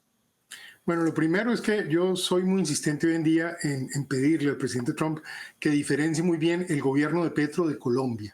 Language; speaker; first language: Spanish; native; Spanish